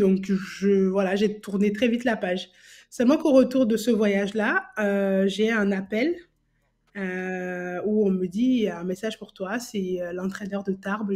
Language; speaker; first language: French; native; French